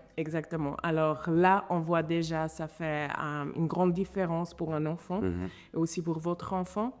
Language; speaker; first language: French; non-native, fluent; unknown